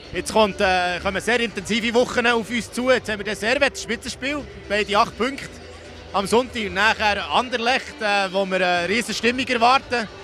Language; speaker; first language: German; native; German